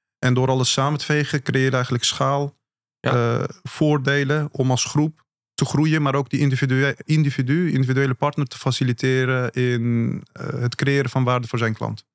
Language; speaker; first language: Dutch; early bilingual, other home language; Turkish